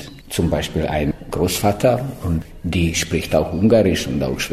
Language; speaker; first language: German; non-native, local second language; Hungarian